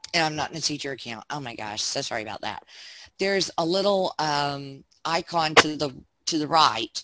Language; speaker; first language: English; native; English